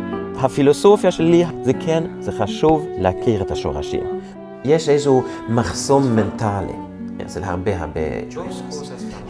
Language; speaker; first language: Hebrew; non-native, fluent; Swedish